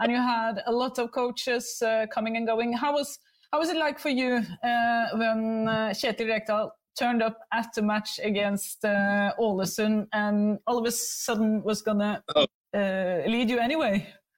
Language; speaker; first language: English; non-native, fluent; Norwegian